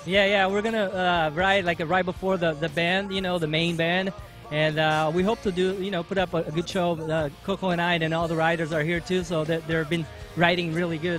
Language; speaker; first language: English; non-native, fluent; Portuguese